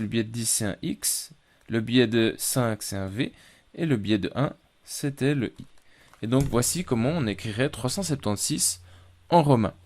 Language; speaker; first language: French; native; French